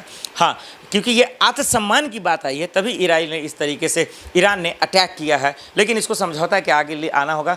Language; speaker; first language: Hindi; native; Hindi